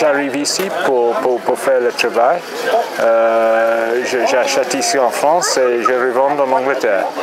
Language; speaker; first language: French; non-native, learner; English